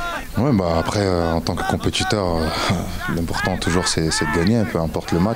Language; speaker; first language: French; native; French